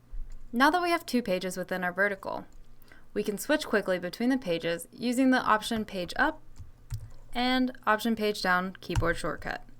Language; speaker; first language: English; native; English